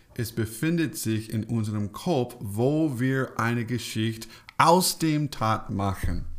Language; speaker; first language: German; non-native, fluent; English